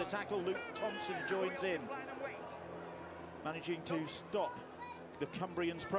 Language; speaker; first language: English; native; English